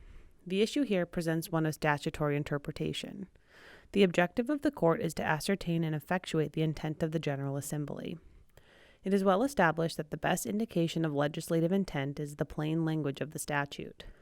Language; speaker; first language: English; native; English